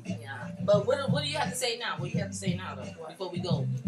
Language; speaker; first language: English; early bilingual, other home language; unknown